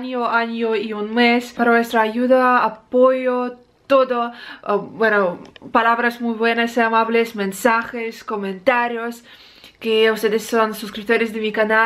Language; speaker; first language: Spanish; non-native, learner; Russian